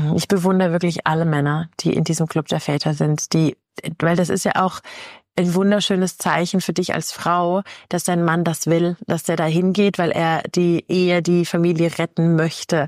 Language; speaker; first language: German; native; German